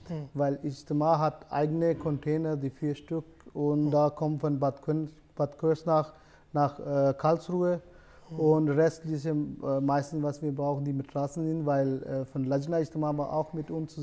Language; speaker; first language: German; non-native, learner; Urdu